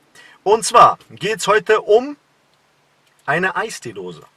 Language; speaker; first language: German; native; German